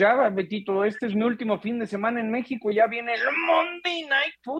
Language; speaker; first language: Spanish; native; Spanish